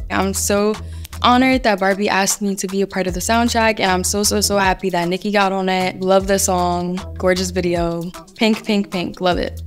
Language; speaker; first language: English; native; English